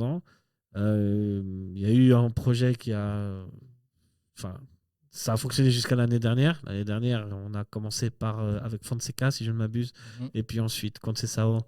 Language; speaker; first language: French; native; French